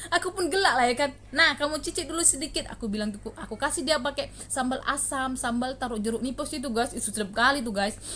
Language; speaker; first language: Indonesian; native; Indonesian